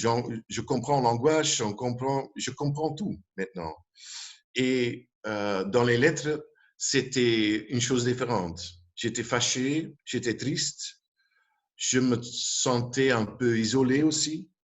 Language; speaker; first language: French; non-native, local second language; Dutch